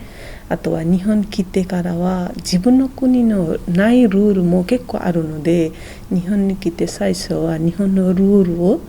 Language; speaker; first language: Japanese; non-native, fluent; Nepali